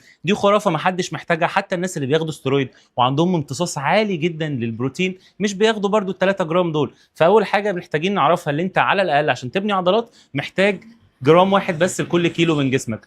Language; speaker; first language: Arabic; native; Arabic